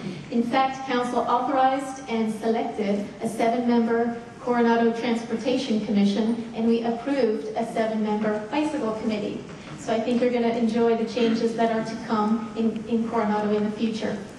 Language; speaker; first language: English; native; English